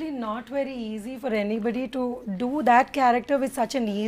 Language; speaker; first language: English; non-native, local second language; Telugu